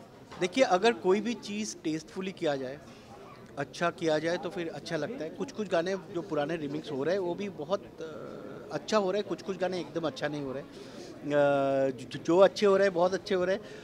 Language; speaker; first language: Hindi; non-native, local second language; Bangla